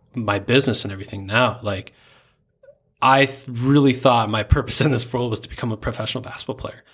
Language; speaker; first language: English; native; English